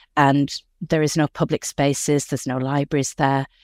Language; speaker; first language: English; native; English